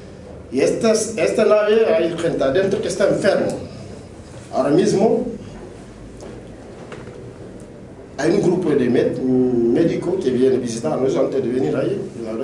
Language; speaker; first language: Spanish; non-native, local second language; French